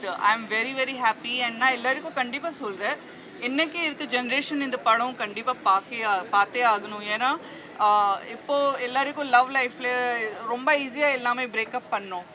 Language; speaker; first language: Tamil; non-native, local second language; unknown